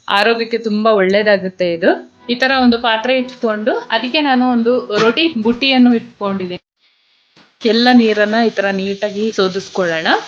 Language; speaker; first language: Kannada; non-native, local second language; Kodava